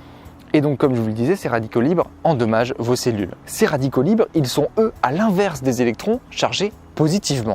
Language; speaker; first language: French; native; French